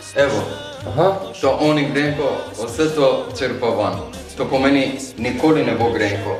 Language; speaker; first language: Slovenian; non-native, learner; Persian